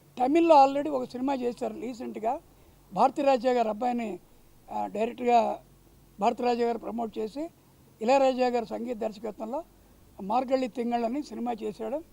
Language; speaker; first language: Telugu; native; Telugu